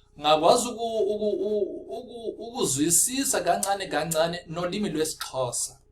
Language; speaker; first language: Zulu; non-native, local second language; Afrikaans